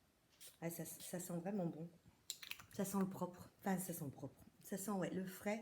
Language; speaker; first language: French; native; French